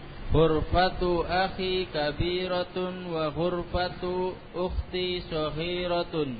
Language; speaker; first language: Arabic; non-native, learner; Indonesian